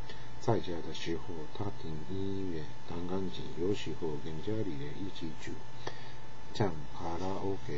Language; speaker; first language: Chinese; non-native, learner; Japanese